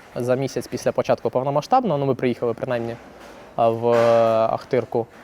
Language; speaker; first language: Ukrainian; native; Ukrainian